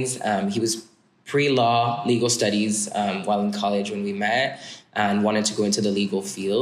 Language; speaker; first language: English; non-native, fluent; French